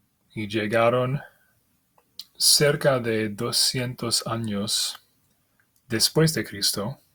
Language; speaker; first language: Spanish; non-native, fluent; English